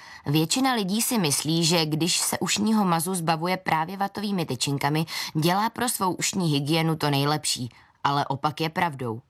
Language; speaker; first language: Czech; native; Czech